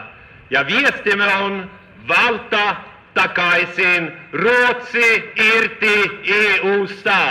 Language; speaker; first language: Finnish; non-native, fluent; Swedish